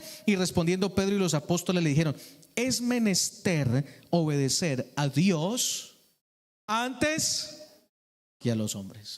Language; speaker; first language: Spanish; native; Spanish